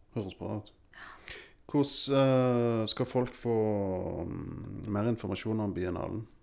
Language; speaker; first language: Norwegian; native; Norwegian